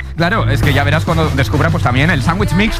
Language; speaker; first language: Spanish; native; Spanish